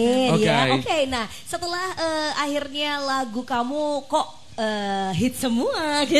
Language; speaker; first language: Indonesian; native; Indonesian